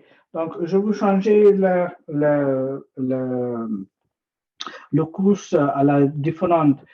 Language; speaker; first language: French; non-native, learner; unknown